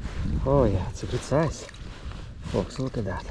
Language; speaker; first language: English; non-native, learner; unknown